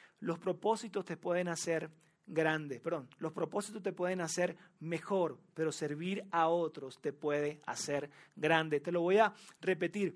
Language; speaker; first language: Spanish; native; Spanish